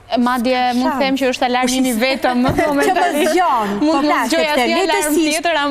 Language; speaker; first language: Albanian; native; Albanian